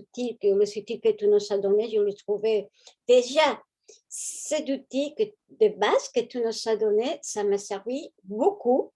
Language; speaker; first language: French; non-native, fluent; Spanish